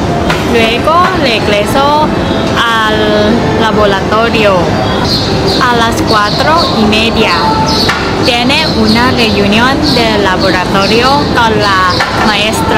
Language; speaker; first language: Spanish; non-native, learner; Thai